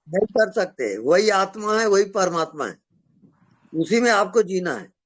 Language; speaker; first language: Hindi; native; Hindi